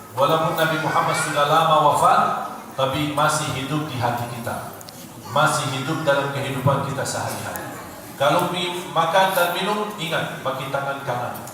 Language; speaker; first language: Indonesian; non-native, fluent; Arabic